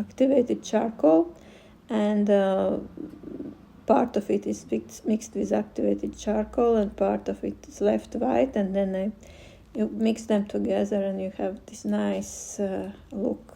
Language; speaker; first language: English; non-native, fluent; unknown